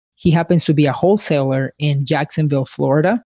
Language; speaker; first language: English; early bilingual, other home language; Spanish